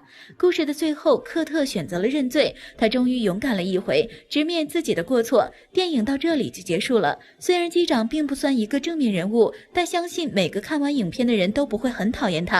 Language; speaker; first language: Chinese; native; Chinese